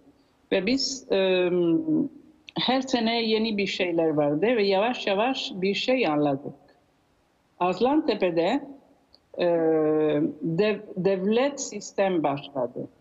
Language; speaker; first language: Turkish; non-native, learner; Italian